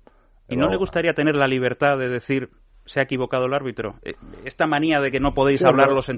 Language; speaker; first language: Spanish; native; Spanish